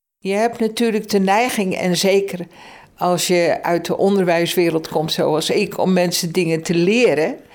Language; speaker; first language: Dutch; native; Dutch